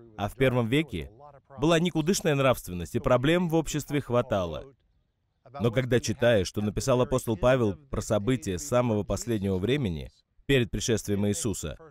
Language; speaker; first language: Russian; non-native, fluent; English